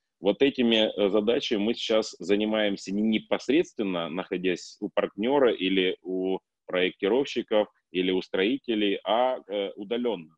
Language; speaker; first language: Russian; native; Russian